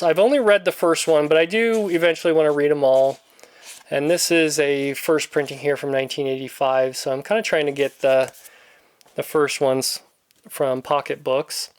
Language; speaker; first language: English; native; English